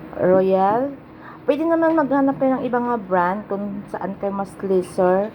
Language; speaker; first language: Filipino; non-native, local second language; Hiligaynon